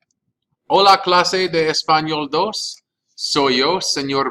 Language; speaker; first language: Spanish; non-native, fluent; English